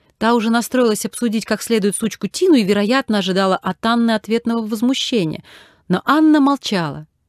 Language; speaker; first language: Russian; native; Russian